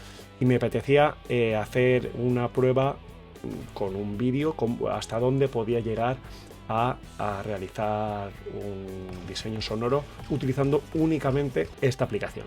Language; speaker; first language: Spanish; native; Spanish